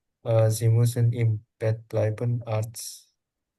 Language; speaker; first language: German; non-native, learner; Indonesian